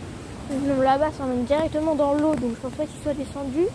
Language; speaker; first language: French; native; French